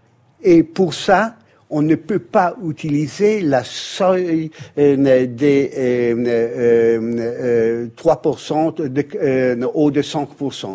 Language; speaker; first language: French; non-native, fluent; Italian